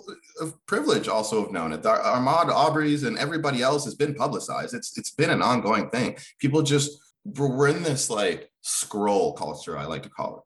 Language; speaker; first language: English; early bilingual, other home language; Swahili